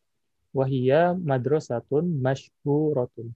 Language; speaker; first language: Arabic; non-native, learner; Indonesian